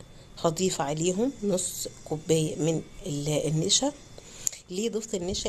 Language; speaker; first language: Arabic; native; Arabic